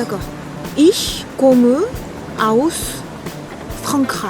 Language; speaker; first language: German; non-native, learner; French